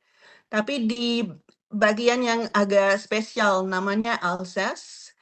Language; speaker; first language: Indonesian; non-native, fluent; French